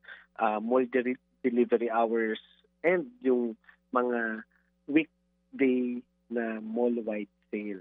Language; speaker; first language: Filipino; native; Filipino